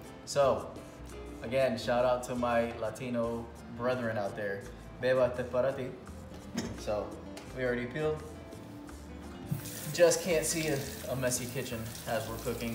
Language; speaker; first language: English; early bilingual, other home language; Spanish